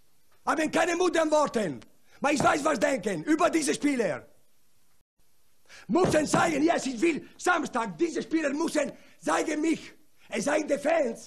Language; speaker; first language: German; non-native, learner; Italian